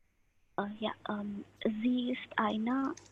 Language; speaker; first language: German; non-native, learner; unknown